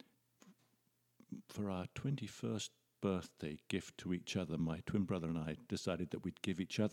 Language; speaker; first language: English; native; English